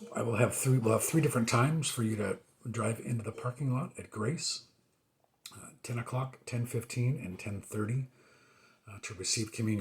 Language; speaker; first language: English; native; English